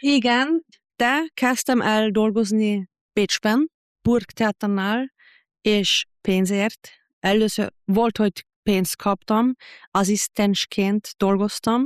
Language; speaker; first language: Hungarian; non-native, learner; German